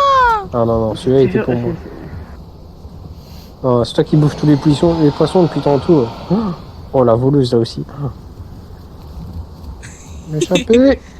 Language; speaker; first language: French; native; French